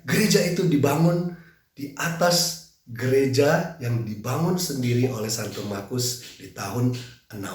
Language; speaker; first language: Indonesian; native; Indonesian